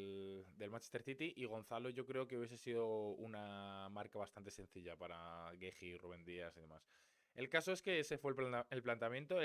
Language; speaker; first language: Spanish; native; Spanish